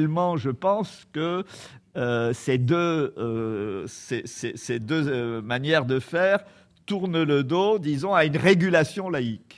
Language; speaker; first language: French; native; French